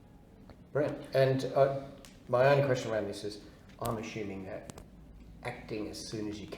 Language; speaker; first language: English; native; English